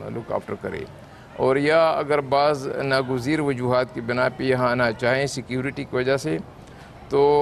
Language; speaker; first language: Urdu; non-native, local second language; Pashto